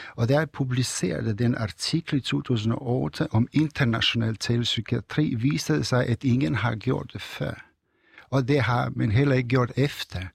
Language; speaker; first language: Danish; non-native, fluent; Serbian